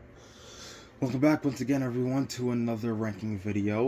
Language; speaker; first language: English; native; English